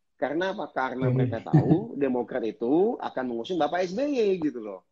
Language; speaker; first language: Indonesian; native; Indonesian